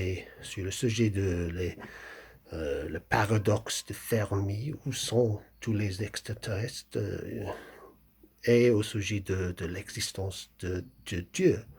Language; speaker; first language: French; non-native, fluent; English